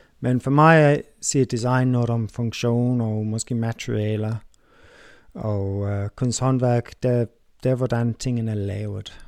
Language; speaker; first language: Danish; non-native, fluent; English